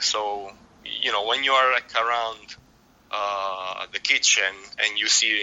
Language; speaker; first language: English; non-native, fluent; Italian